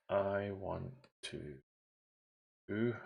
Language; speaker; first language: English; native; English